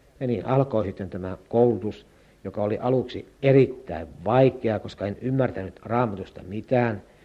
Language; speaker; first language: Finnish; native; Finnish